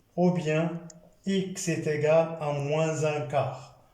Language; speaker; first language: French; non-native, local second language; Arabic